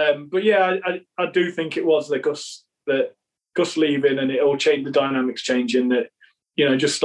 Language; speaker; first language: English; native; English